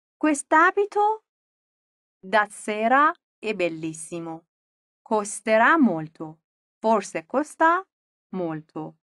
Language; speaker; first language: Italian; non-native, fluent; Persian